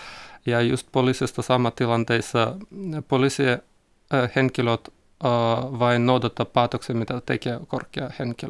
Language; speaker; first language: Finnish; non-native, learner; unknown